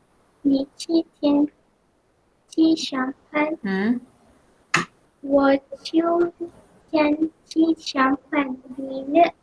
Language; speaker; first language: Chinese; non-native, learner; Malay